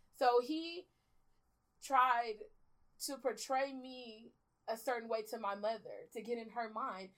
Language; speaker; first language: English; early bilingual, other home language; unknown